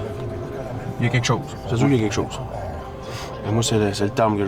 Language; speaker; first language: French; native; French